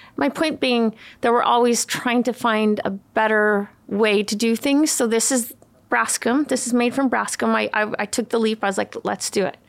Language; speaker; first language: English; early bilingual, other home language; Swedish